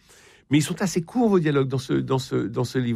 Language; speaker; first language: French; native; French